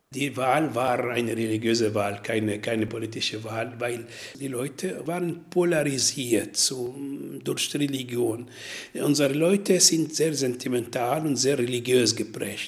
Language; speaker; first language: German; non-native, learner; Arabic